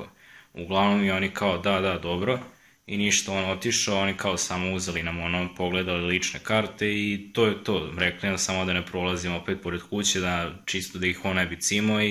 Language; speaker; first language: Serbian; native; Serbian